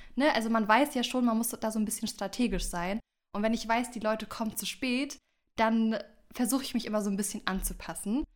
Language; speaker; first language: German; early bilingual, other home language; Amharic